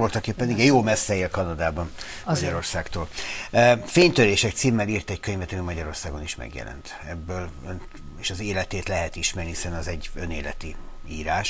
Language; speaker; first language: Hungarian; native; Hungarian